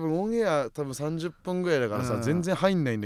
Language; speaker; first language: Japanese; native; Japanese